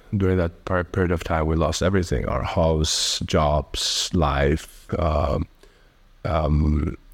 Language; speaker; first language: English; early bilingual, other home language; Albanian